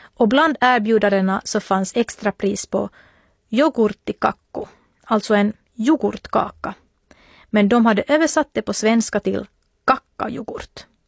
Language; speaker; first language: Swedish; native; Swedish